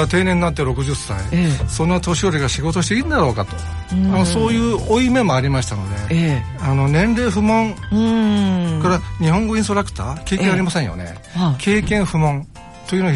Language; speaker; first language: Japanese; native; Japanese